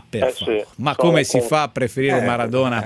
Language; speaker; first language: Italian; native; Italian